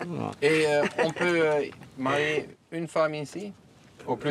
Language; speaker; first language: French; non-native, learner; Dutch